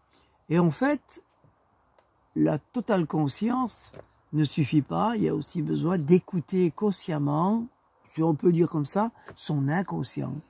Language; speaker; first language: French; native; French